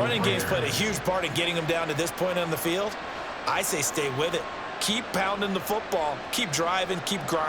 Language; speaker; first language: English; native; English